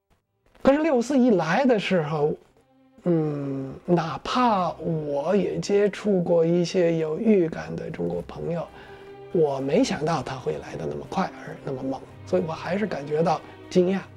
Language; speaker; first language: Chinese; non-native, fluent; English